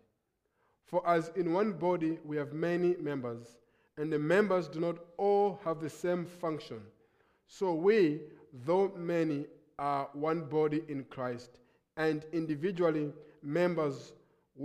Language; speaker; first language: English; non-native, local second language; Nyanja